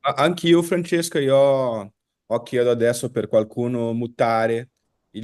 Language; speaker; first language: Italian; non-native, learner; Portuguese